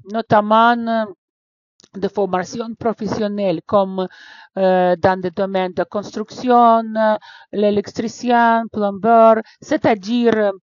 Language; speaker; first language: French; non-native, fluent; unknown